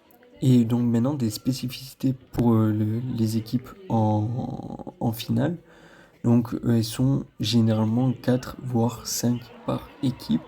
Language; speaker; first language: French; native; French